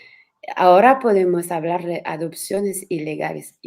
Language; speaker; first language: Spanish; non-native, learner; French